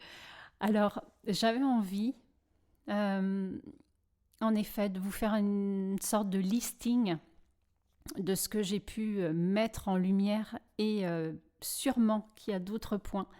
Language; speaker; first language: French; native; French